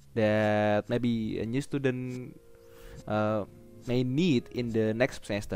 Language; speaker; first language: English; non-native, learner; Indonesian